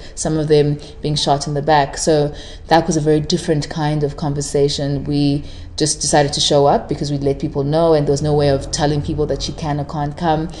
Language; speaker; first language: English; non-native, local second language; Shona